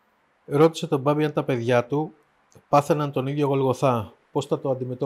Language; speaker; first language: Greek; native; Greek